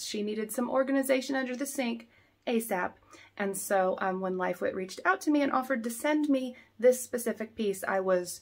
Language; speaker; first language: English; native; English